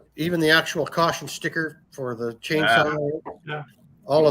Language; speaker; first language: English; native; English